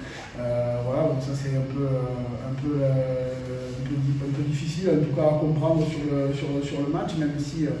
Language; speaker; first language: French; native; French